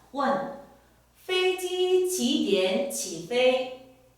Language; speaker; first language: Chinese; non-native, fluent; Korean